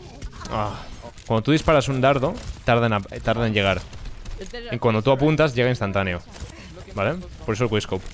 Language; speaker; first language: Spanish; native; Spanish